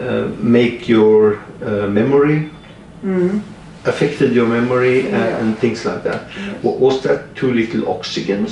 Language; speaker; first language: English; non-native, fluent; Norwegian